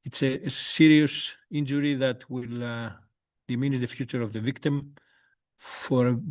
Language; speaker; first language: English; non-native, fluent; Greek